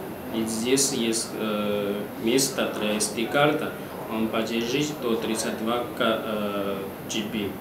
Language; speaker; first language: Russian; non-native, learner; Chinese